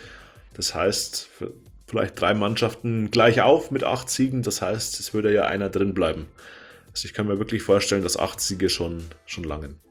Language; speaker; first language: German; native; German